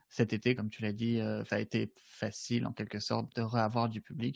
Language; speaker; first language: French; native; French